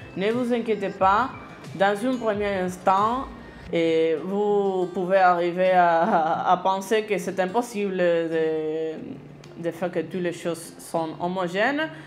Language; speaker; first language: French; non-native, learner; Spanish